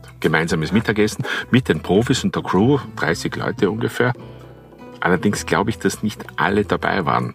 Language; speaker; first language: German; native; German